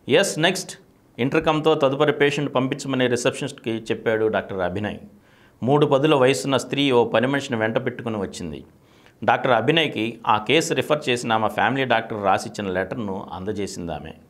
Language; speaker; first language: Telugu; native; Telugu